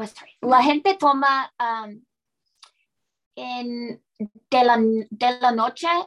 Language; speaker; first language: Spanish; non-native, learner; English